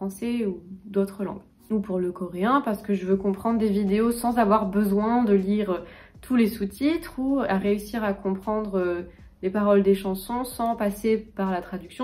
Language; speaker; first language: French; native; French